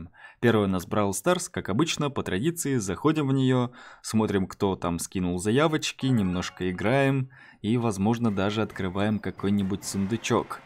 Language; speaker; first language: Russian; native; Russian